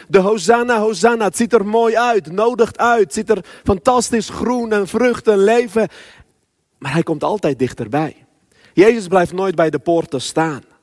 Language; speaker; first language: Dutch; early bilingual, other home language; Armenian